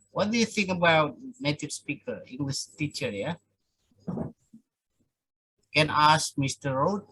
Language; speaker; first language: English; non-native, fluent; Indonesian